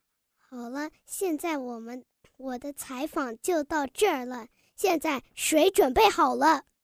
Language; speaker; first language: Chinese; early bilingual, heritage; Chinese